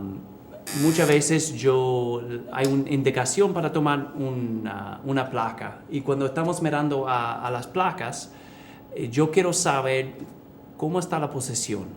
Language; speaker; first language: Spanish; early bilingual, heritage; English